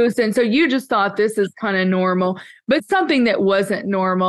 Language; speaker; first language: English; native; English